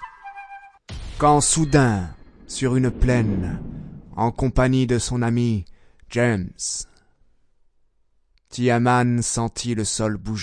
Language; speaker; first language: French; native; French